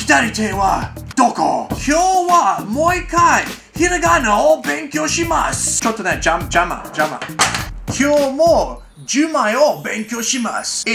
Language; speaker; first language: Japanese; non-native, learner; English